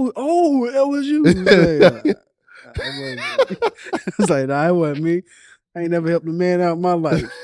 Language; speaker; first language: English; native; English